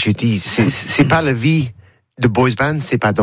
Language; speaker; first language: French; non-native, learner; English